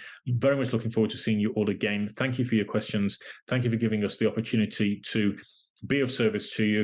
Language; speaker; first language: English; native; English